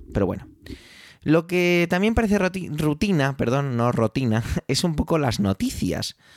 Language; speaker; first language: Spanish; early bilingual, other home language; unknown